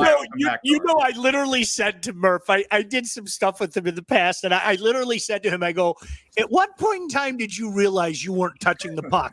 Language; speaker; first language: English; native; English